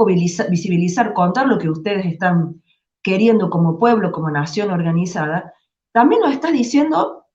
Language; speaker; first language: Spanish; native; Spanish